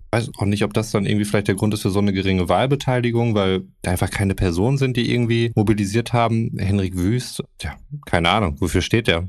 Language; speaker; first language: German; native; German